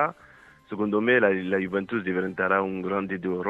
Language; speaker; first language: Italian; non-native, fluent; French